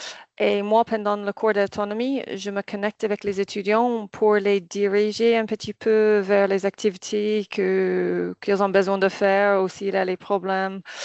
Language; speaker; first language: French; non-native, fluent; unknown